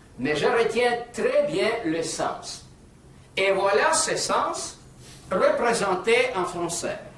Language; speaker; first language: French; non-native, fluent; Russian